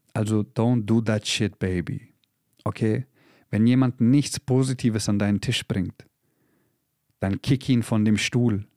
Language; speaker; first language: German; early bilingual, other home language; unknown